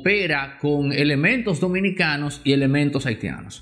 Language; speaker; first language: Spanish; native; Spanish